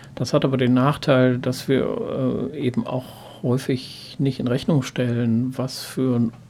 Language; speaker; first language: German; native; German